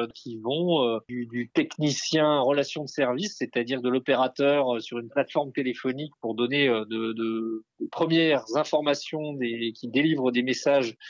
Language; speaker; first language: French; native; French